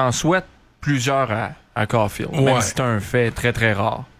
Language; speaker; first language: French; native; French